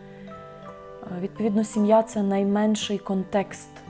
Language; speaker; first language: Ukrainian; native; Ukrainian